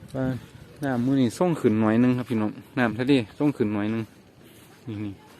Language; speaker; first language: Thai; native; Thai